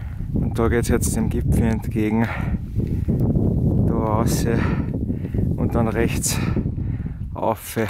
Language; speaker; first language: German; native; German